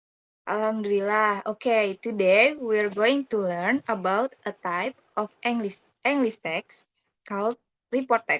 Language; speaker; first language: English; non-native, learner; Indonesian